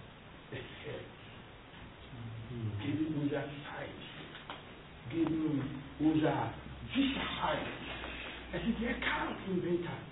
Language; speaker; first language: German; non-native, learner; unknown